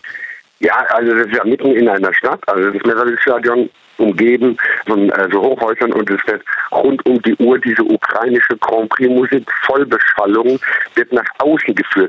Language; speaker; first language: German; native; German